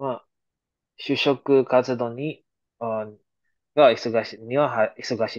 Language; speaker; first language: Japanese; non-native, fluent; Filipino